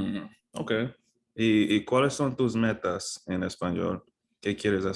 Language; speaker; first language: Spanish; non-native, fluent; English